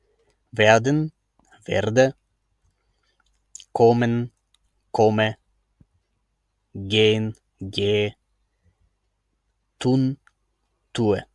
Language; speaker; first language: German; non-native, fluent; Macedonian